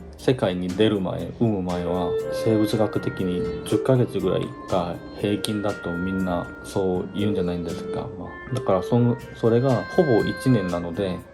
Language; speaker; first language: Japanese; non-native, fluent; Korean